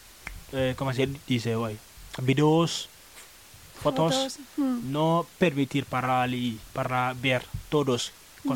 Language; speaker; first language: Spanish; non-native, learner; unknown